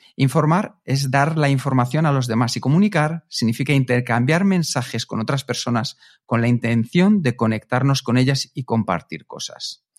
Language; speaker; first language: Spanish; native; Spanish